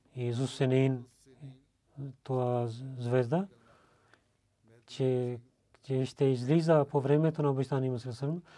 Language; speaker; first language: Bulgarian; non-native, learner; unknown